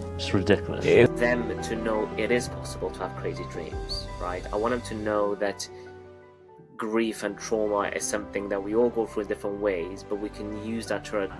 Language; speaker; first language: English; early bilingual, other home language; Persian